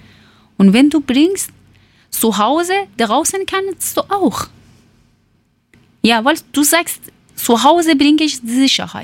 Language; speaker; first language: German; non-native, learner; Persian